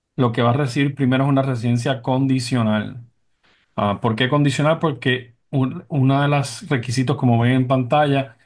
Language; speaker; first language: Spanish; native; Spanish